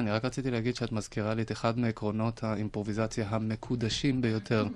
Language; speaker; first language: Hebrew; native; Hebrew